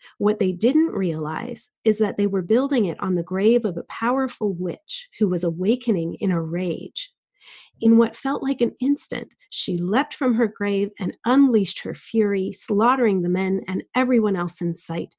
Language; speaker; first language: English; native; English